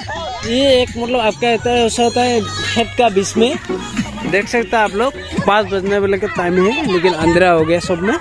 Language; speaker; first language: Hindi; non-native, local second language; Assamese